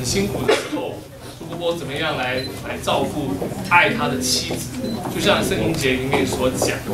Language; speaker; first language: Chinese; native; Chinese